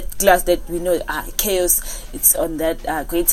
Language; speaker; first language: English; non-native, local second language; Zulu